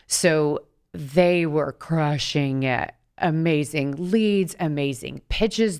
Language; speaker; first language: English; native; English